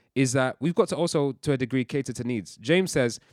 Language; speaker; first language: English; early bilingual, other home language; Yoruba